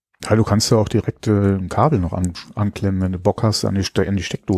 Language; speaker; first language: German; native; German